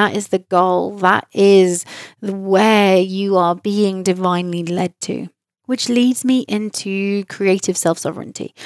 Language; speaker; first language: English; native; English